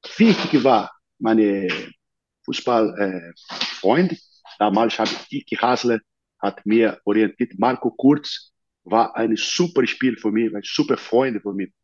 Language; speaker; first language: German; non-native, learner; Portuguese